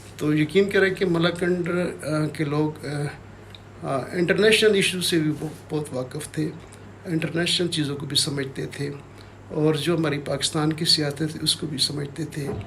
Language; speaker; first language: Urdu; non-native, local second language; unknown